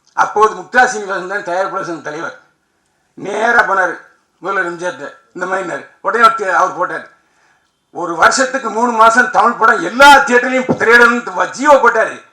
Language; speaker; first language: Tamil; native; Tamil